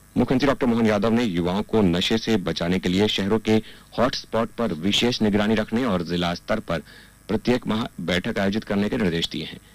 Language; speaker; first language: Hindi; native; Hindi